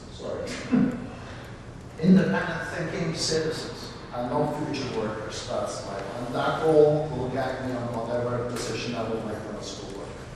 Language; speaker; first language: English; non-native, fluent; Swiss German